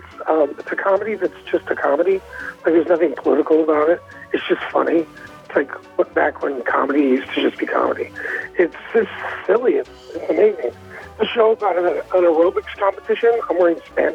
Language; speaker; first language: English; native; English